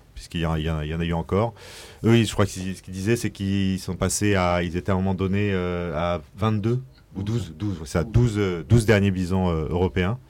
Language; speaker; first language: French; native; French